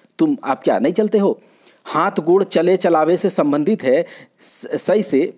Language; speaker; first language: Hindi; non-native, local second language; Magahi